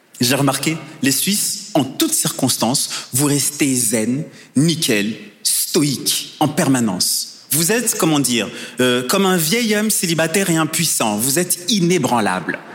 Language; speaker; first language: French; non-native, local second language; Kinyarwanda